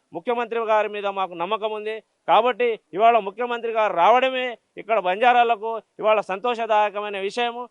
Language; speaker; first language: Telugu; non-native, local second language; Lambadi